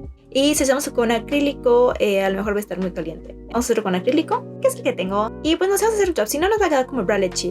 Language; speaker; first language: Spanish; native; Spanish